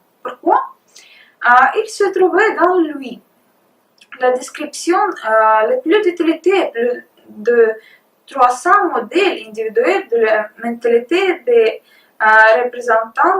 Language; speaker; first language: French; non-native, learner; Russian